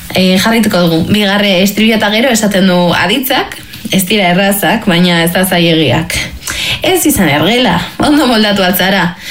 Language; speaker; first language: Basque; non-native, local second language; Spanish